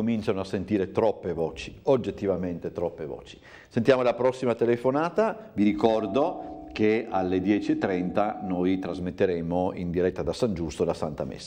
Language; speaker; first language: Italian; native; Italian